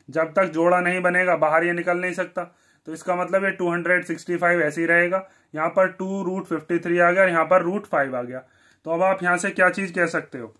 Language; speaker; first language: Hindi; native; Hindi